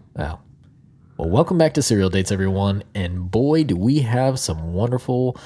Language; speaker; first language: English; native; English